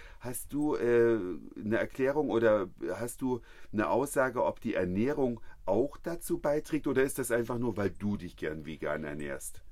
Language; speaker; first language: German; native; German